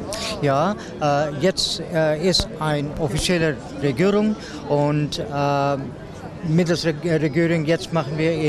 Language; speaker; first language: German; non-native, learner; Dutch